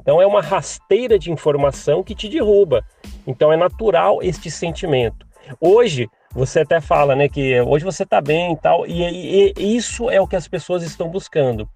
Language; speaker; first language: Portuguese; native; Portuguese